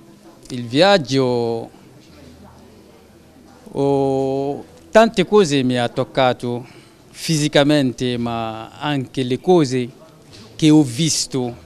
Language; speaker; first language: Italian; non-native, learner; French